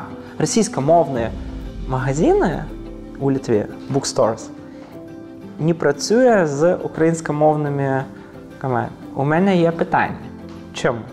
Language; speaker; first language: Ukrainian; early bilingual, heritage; Ukrainian